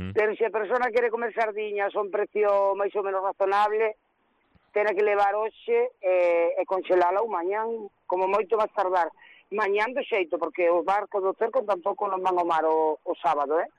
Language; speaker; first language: Galician; native; Galician